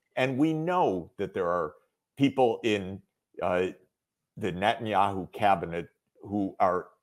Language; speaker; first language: English; native; English